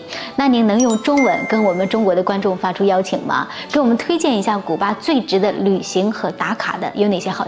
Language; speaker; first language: Chinese; native; Chinese